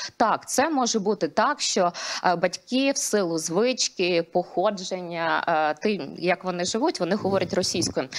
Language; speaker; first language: Ukrainian; non-native, local second language; Russian